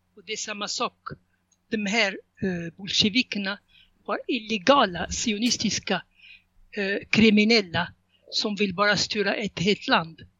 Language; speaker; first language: Swedish; non-native, fluent; Arabic